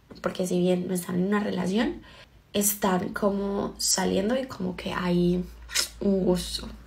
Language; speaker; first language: Spanish; native; Spanish